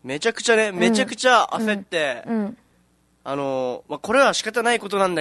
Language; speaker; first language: Japanese; native; Japanese